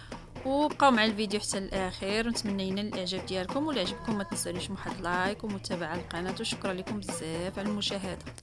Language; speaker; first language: Arabic; native; Arabic